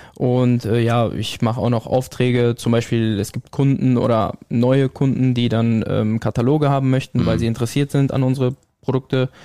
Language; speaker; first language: German; early bilingual, other home language; Italian